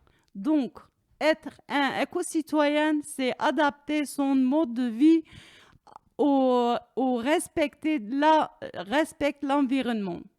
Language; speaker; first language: French; non-native, learner; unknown